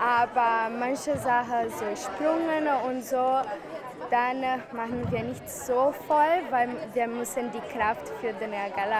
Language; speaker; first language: German; non-native, fluent; Portuguese